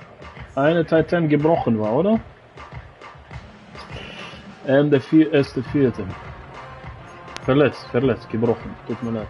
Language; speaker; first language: German; non-native, learner; Russian